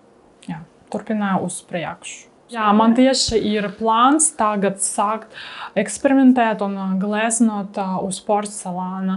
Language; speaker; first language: Latvian; non-native, learner; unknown